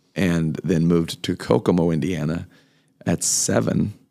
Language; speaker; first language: English; native; English